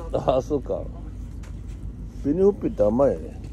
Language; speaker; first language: Japanese; native; Japanese